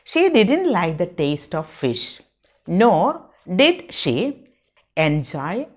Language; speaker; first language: English; non-native, local second language; Malayalam